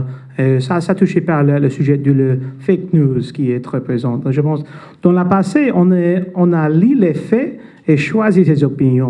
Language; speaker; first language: French; non-native, fluent; English